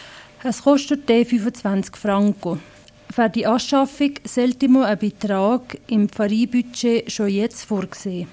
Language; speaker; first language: German; native; German